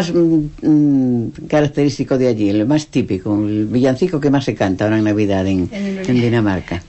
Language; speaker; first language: Spanish; native; Spanish